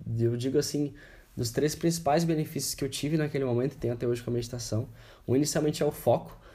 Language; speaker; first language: Portuguese; native; Portuguese